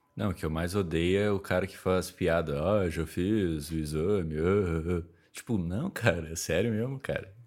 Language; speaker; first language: Portuguese; native; Portuguese